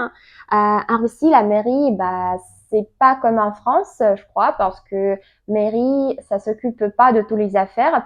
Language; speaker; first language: French; non-native, learner; Russian